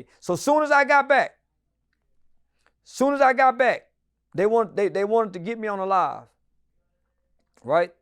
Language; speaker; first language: English; native; English